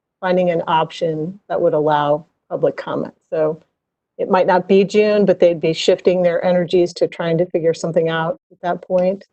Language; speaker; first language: English; native; English